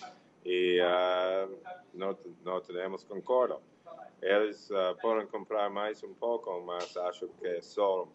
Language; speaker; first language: Portuguese; non-native, learner; English